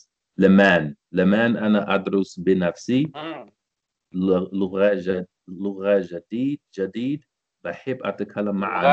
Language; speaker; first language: Arabic; non-native, learner; English